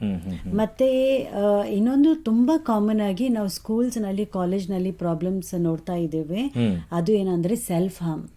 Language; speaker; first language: Kannada; non-native, local second language; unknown